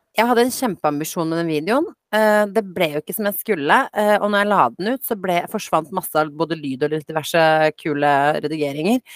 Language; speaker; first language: Norwegian; early bilingual, other home language; Bosnian